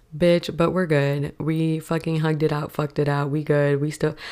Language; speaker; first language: English; early bilingual, other home language; Spanish